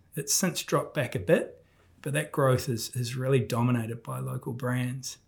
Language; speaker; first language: English; native; English